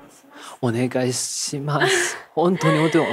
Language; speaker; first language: Japanese; non-native, learner; Chinese